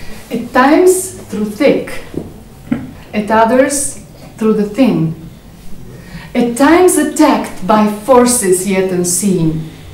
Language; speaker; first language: English; non-native, fluent; Bulgarian